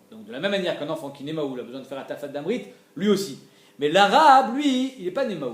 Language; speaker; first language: French; native; French